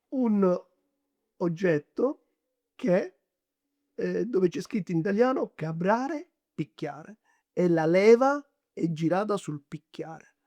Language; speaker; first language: Italian; native; Italian